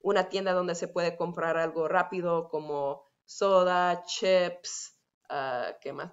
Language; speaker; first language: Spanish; non-native, fluent; English